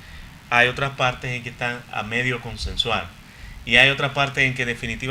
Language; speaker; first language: Spanish; native; Spanish